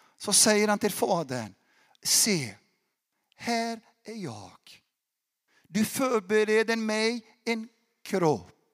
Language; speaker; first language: Swedish; non-native, fluent; Portuguese